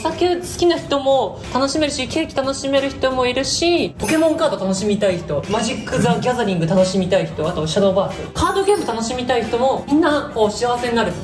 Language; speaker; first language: Japanese; native; Japanese